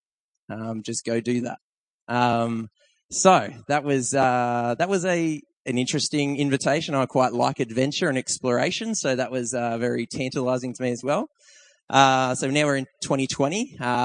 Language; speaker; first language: English; native; English